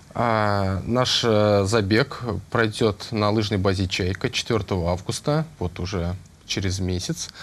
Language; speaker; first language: Russian; native; Russian